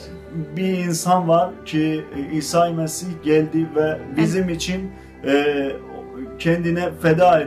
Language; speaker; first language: Turkish; non-native, fluent; Azerbaijani